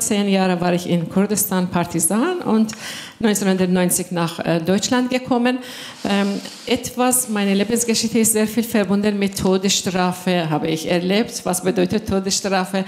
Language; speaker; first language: German; non-native, fluent; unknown